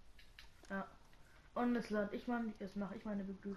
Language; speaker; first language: German; native; German